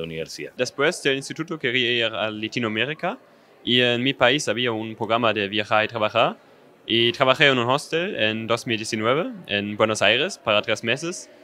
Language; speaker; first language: Spanish; non-native, fluent; German